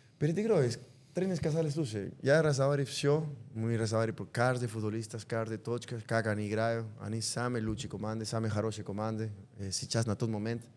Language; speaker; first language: Russian; non-native, learner; Spanish